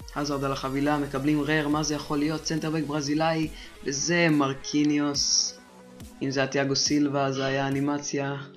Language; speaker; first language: Hebrew; native; Hebrew